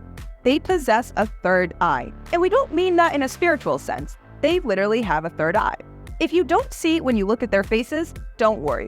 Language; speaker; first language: English; native; English